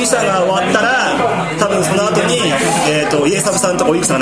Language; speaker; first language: Japanese; native; Japanese